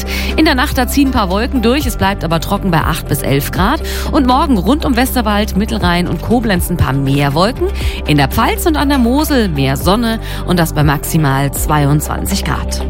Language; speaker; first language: German; native; German